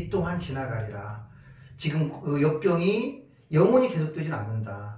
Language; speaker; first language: Korean; native; Korean